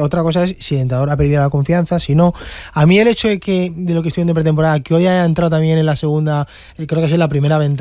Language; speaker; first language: Spanish; native; Spanish